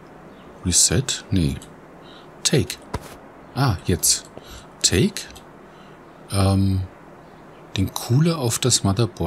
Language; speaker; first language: German; native; German